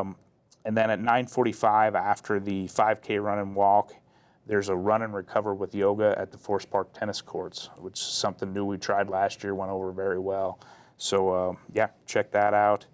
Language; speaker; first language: English; native; English